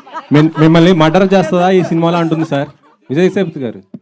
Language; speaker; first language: Telugu; native; Telugu